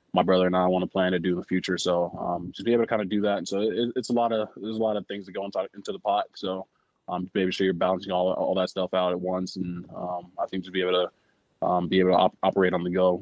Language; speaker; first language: English; native; English